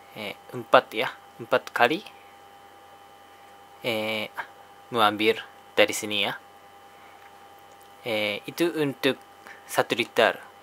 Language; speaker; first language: Indonesian; non-native, learner; Japanese